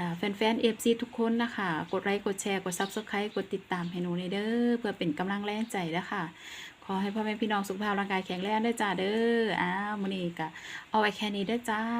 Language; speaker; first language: Thai; non-native, local second language; Northeastern Thai